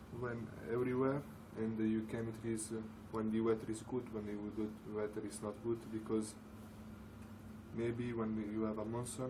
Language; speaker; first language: English; non-native, learner; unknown